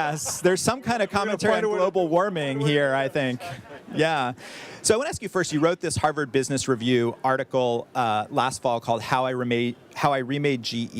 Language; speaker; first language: English; native; English